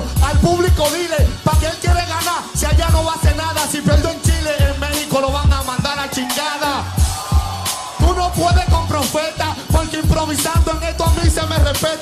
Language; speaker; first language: Spanish; native; Spanish